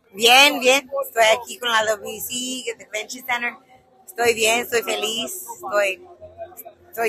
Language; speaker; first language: Spanish; non-native, learner; English